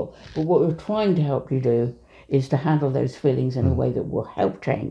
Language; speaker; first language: English; native; English